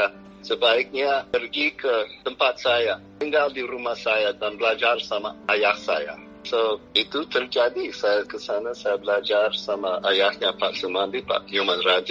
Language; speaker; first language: Indonesian; non-native, fluent; English